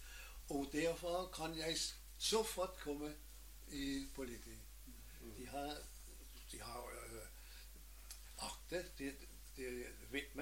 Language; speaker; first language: Danish; non-native, learner; German